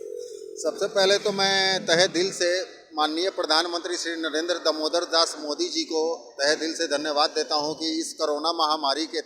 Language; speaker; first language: Hindi; native; Hindi